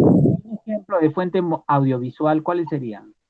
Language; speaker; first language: Spanish; native; Spanish